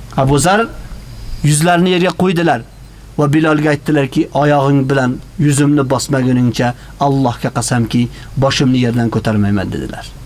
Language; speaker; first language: Uzbek; native; Uzbek